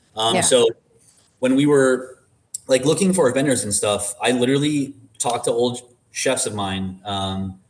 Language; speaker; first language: English; native; English